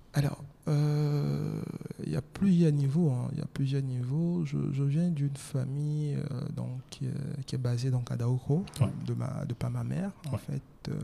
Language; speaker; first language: French; non-native, local second language; Baoulé